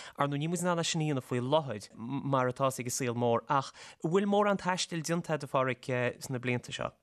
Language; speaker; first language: Irish; native; Irish